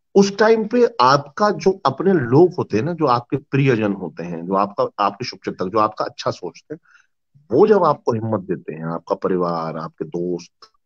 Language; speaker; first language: Hindi; native; Hindi